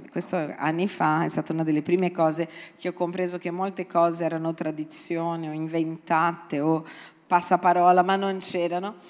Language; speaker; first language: Italian; non-native, fluent; Portuguese